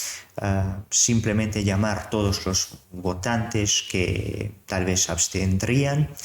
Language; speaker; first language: Spanish; non-native, fluent; Serbian